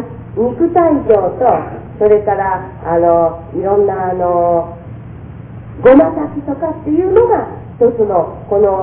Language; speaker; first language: Japanese; native; Japanese